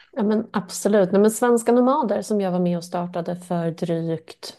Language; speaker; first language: Swedish; native; Swedish